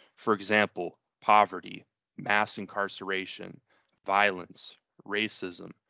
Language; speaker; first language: English; early bilingual, other home language; Spanish